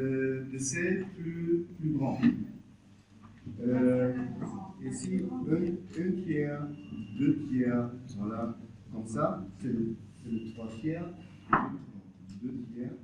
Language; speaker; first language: French; non-native, learner; German